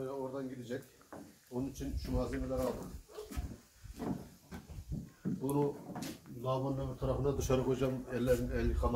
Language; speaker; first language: Turkish; native; Turkish